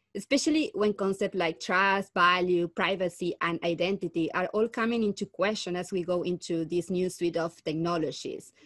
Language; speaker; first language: English; non-native, fluent; Spanish